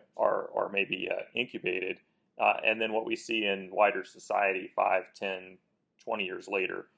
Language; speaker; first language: English; native; English